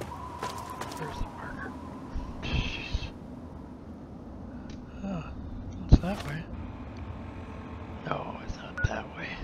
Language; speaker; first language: English; native; English